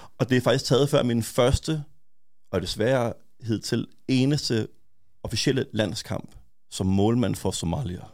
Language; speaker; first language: Danish; native; Danish